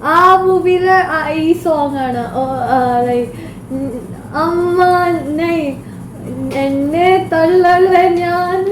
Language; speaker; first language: Malayalam; early bilingual, heritage; Malayalam